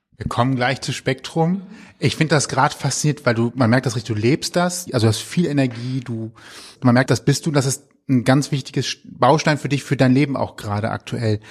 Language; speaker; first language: German; native; German